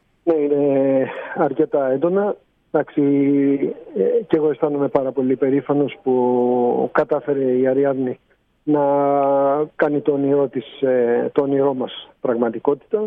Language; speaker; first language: Greek; native; Greek